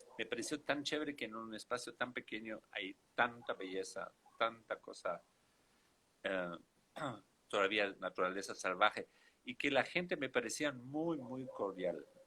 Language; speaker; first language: Spanish; non-native, fluent; German